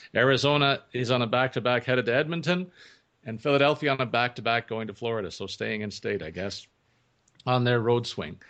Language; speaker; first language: English; native; English